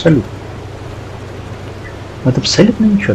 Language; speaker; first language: Russian; native; Russian